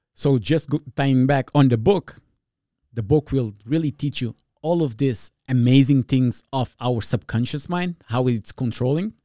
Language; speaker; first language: English; non-native, fluent; Portuguese